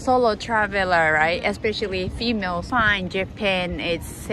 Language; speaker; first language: English; non-native, learner; Japanese